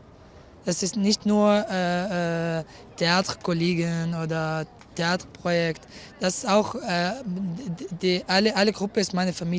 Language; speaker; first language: German; non-native, learner; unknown